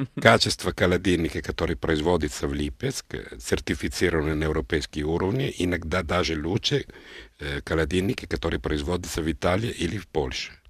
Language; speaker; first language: Russian; non-native, fluent; Italian